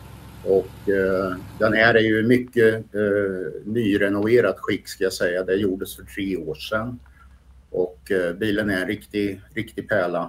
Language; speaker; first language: Swedish; native; Swedish